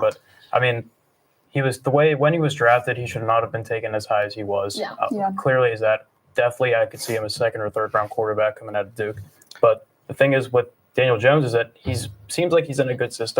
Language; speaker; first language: English; native; English